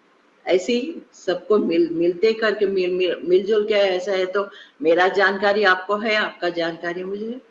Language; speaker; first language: Hindi; non-native, local second language; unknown